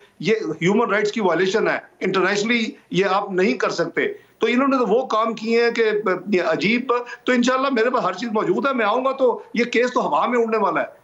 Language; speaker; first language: Urdu; non-native, local second language; Punjabi